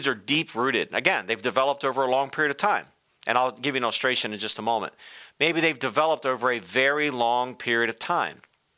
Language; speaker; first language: English; native; English